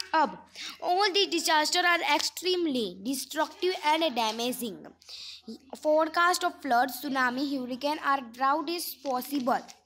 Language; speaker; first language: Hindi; non-native, local second language; Gujarati